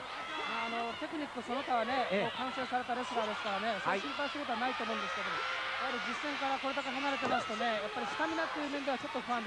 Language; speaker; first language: Japanese; native; Japanese